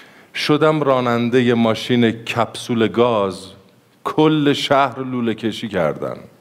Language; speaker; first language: Persian; native; Persian